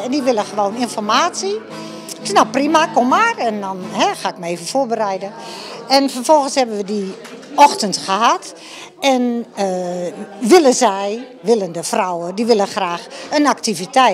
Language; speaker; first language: Dutch; native; Dutch